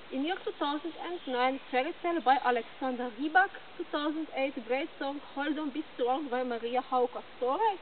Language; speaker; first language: English; non-native, learner; Slovenian